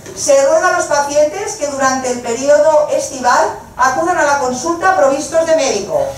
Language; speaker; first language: Spanish; non-native, local second language; Catalan